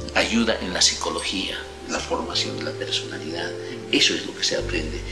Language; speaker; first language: Spanish; non-native, local second language; Aymara